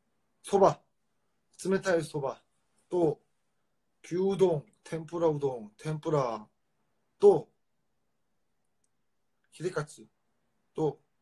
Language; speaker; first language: Japanese; non-native, fluent; Korean